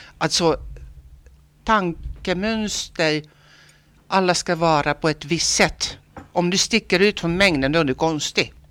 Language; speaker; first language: Swedish; non-native, local second language; Finnish